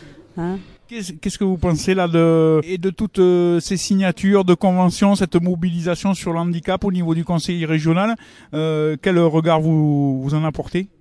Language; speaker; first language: French; native; French